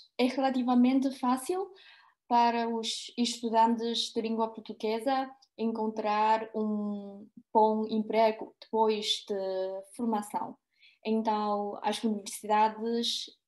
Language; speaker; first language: Portuguese; non-native, fluent; Chinese